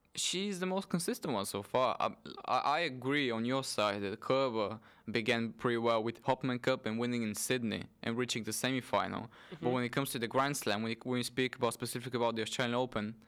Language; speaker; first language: English; non-native, fluent; Bulgarian